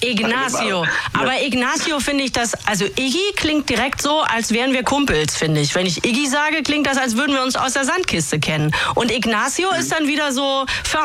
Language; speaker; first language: German; native; German